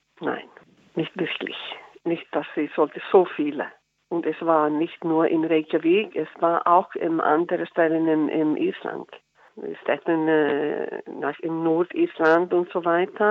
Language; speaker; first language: German; non-native, learner; Icelandic